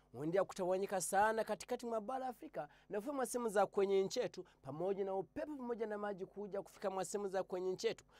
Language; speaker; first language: Swahili; non-native, local second language; Ganda